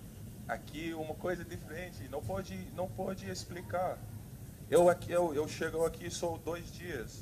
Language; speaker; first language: Portuguese; non-native, learner; English